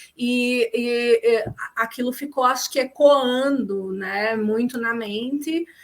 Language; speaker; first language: Portuguese; native; Portuguese